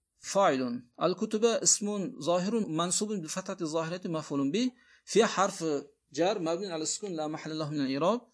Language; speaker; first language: Arabic; non-native, fluent; Uzbek